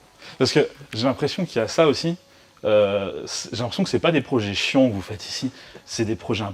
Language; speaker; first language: French; native; French